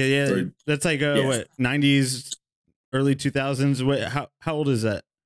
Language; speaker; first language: English; native; English